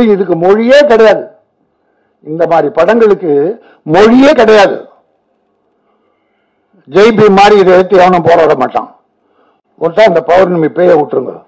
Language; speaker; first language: Tamil; native; Tamil